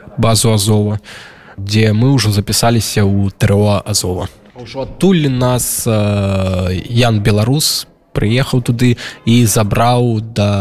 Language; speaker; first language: Belarusian; native; Belarusian